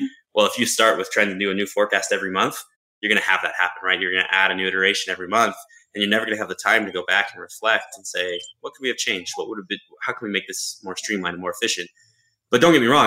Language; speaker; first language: English; native; English